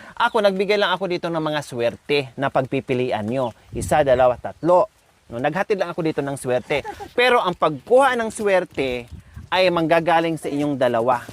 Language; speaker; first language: Filipino; non-native, local second language; Cebuano